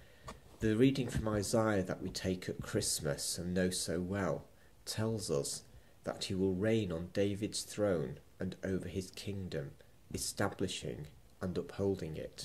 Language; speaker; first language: English; native; English